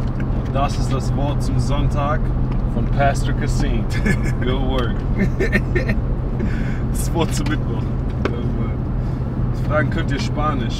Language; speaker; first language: German; native; German